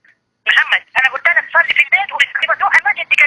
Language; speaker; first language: Arabic; native; Arabic